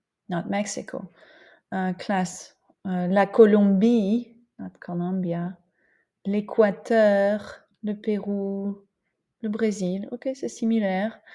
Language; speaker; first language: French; non-native, fluent; English